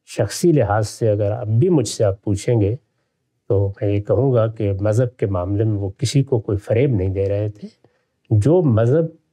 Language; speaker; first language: Urdu; non-native, local second language; Punjabi